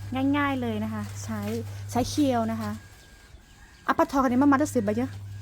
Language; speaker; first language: Thai; non-native, local second language; S'gaw Karen